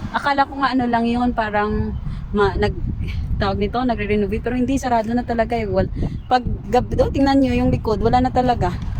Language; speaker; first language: Filipino; native; Filipino